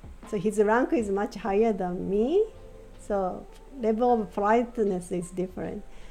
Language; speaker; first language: English; non-native, fluent; Japanese